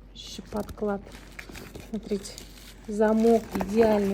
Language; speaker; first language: Russian; non-native, local second language; Kazakh